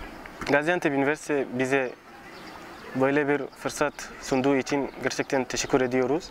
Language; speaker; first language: Turkish; non-native, learner; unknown